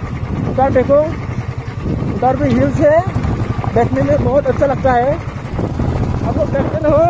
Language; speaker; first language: Hindi; non-native, local second language; Bodo